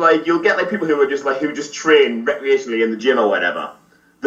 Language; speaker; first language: English; native; English